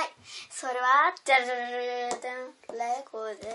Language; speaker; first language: Japanese; early bilingual, other home language; Korean